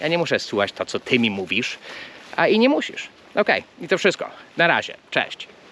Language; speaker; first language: Polish; non-native, fluent; English